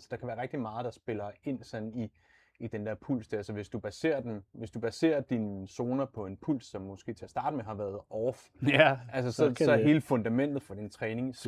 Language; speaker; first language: Danish; native; Danish